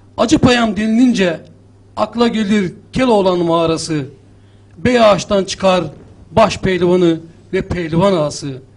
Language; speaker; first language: Turkish; native; Turkish